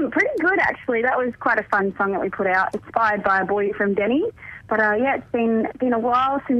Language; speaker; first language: English; native; English